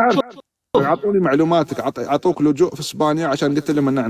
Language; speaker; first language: Arabic; native; Arabic